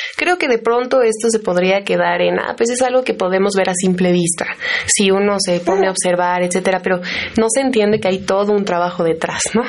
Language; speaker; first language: Spanish; native; Spanish